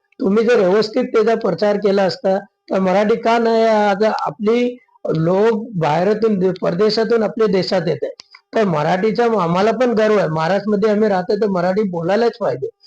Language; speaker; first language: Marathi; non-native, local second language; Urdu